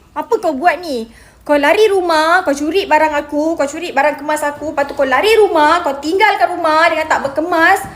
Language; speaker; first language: Malay; native; Malay